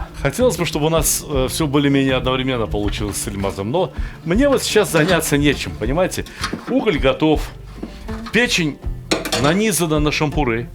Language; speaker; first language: Russian; native; Russian